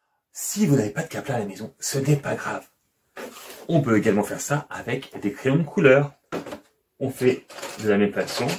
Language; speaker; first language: French; native; French